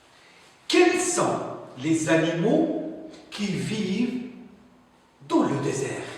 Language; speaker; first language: French; non-native, local second language; Arabic